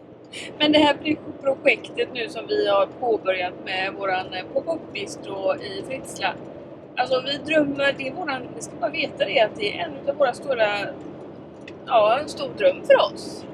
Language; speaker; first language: Swedish; native; Swedish